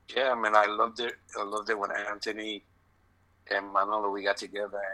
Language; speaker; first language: English; native; English